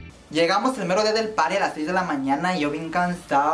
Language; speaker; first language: Spanish; early bilingual, heritage; Spanish